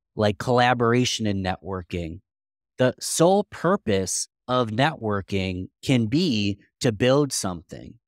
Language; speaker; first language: English; native; English